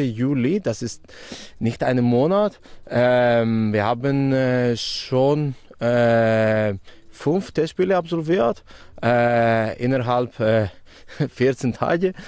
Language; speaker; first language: German; non-native, fluent; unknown